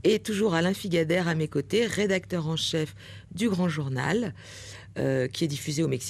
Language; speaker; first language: French; native; French